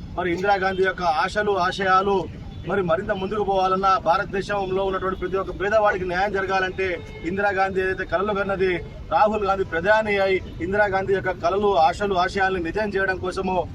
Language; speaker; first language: Telugu; native; Telugu